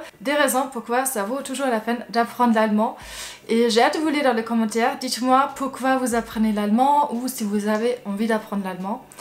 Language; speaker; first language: French; non-native, fluent; German